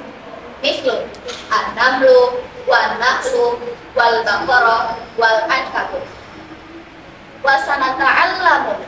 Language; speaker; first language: Arabic; non-native, learner; Indonesian